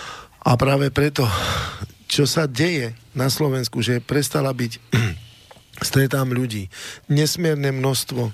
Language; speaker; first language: Slovak; native; Slovak